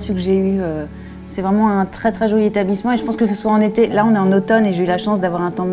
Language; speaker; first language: French; native; French